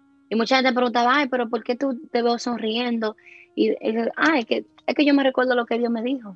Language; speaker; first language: Spanish; early bilingual, heritage; Spanish